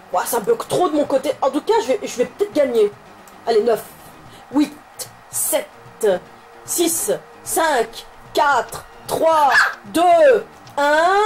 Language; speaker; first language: French; native; French